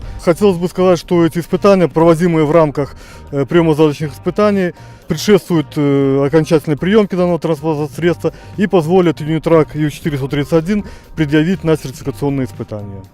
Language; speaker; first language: Russian; native; Russian